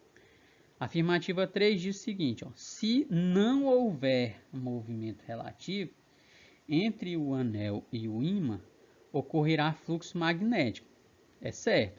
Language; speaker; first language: Portuguese; native; Portuguese